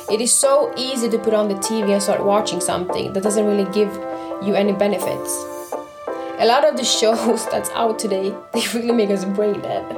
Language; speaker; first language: English; non-native, fluent; Swedish